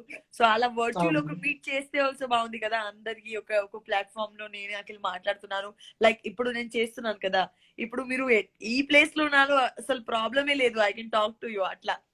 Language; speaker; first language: Telugu; non-native, learner; Gujarati